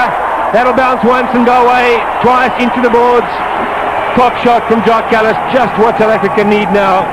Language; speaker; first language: English; native; English